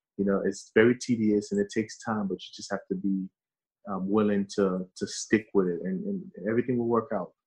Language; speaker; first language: English; early bilingual, other home language; Haitian Creole